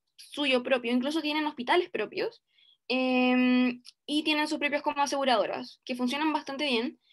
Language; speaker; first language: Spanish; native; Spanish